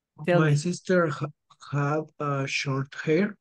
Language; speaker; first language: English; non-native, learner; Spanish